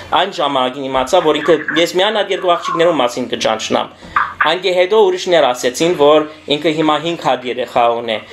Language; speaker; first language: Armenian; early bilingual, heritage; Armenian